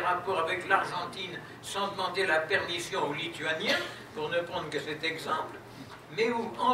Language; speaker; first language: French; native; French